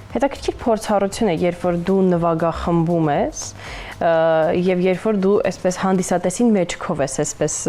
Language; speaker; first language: Armenian; native; Armenian